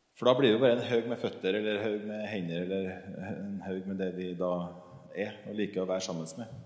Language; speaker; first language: Norwegian; native; Norwegian